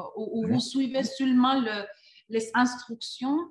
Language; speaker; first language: French; non-native, fluent; Spanish